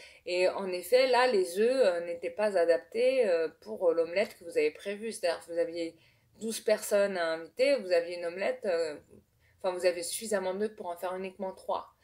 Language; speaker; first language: French; native; French